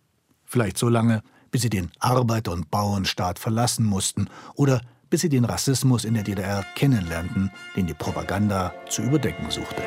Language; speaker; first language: German; native; German